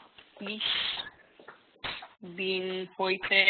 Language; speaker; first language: German; non-native, learner; Hebrew